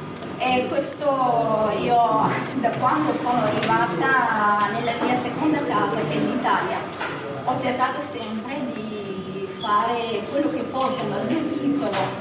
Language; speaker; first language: Italian; non-native, fluent; Kurdish